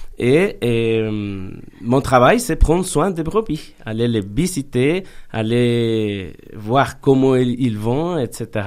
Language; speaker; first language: French; non-native, fluent; Spanish